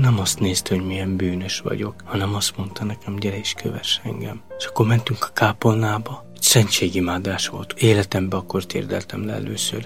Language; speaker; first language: Hungarian; non-native, local second language; Romany